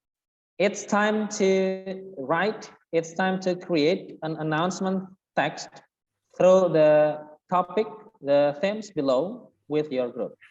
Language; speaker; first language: English; non-native, fluent; Indonesian